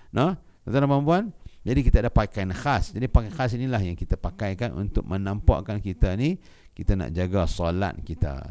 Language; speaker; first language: Malay; native; Malay